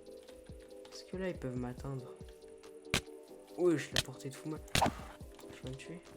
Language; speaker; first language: French; native; French